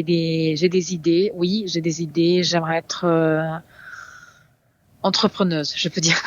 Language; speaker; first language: French; non-native, fluent; Serbian